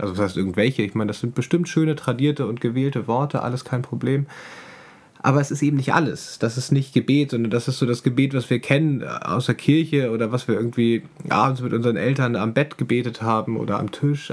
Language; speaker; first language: German; native; German